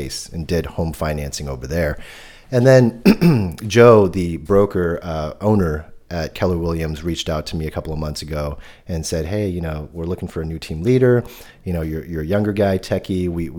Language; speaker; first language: English; native; English